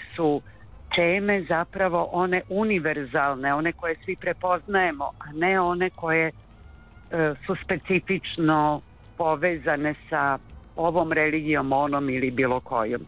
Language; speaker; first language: Serbian; native; Serbian